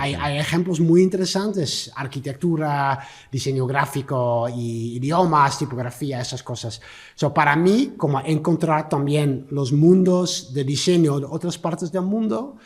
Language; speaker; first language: Spanish; non-native, learner; Dutch